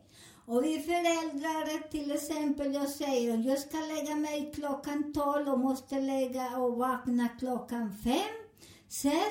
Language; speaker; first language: Swedish; non-native, learner; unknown